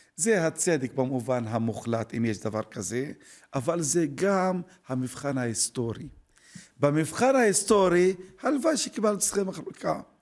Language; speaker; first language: Hebrew; non-native, local second language; Arabic